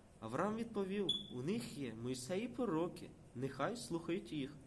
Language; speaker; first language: Ukrainian; non-native, local second language; Russian